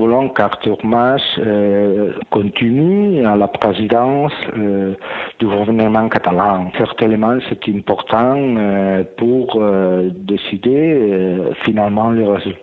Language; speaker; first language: French; non-native, learner; Catalan